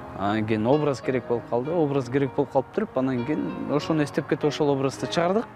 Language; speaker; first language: Kyrgyz; native; Kyrgyz